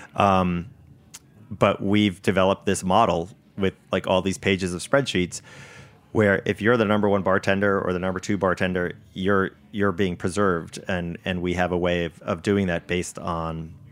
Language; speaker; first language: English; native; English